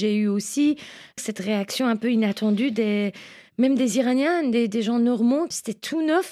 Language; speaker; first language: French; non-native, fluent; Persian